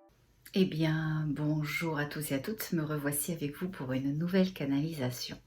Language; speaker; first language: French; native; French